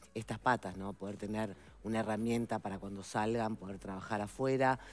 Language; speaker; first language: Spanish; native; Spanish